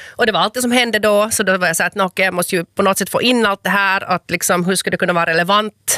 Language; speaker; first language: Swedish; native; Swedish